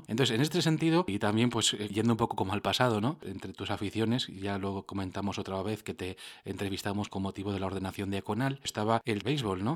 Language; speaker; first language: Spanish; native; Spanish